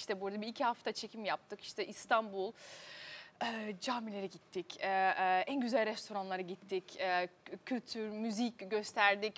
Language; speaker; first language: Turkish; early bilingual, heritage; Turkish